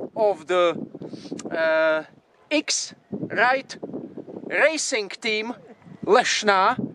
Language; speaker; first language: English; non-native, fluent; Czech